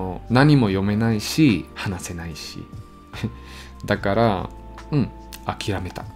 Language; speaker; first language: Japanese; non-native, learner; German